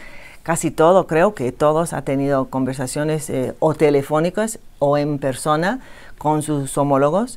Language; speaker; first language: Spanish; non-native, fluent; English